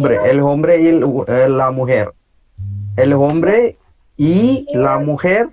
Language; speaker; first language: Spanish; non-native, learner; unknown